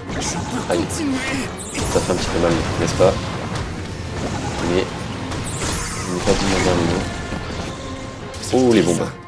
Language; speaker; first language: French; native; French